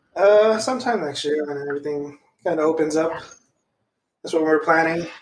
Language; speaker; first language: English; non-native, local second language; Filipino